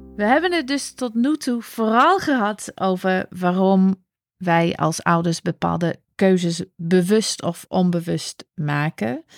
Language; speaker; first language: Dutch; non-native, fluent; English